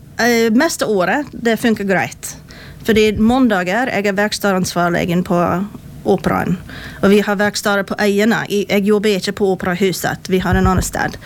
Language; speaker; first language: Norwegian; non-native, fluent; English